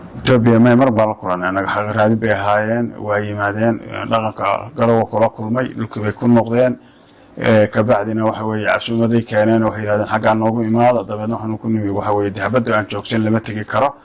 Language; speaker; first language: Somali; native; Somali